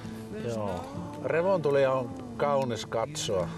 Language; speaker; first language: Finnish; native; Finnish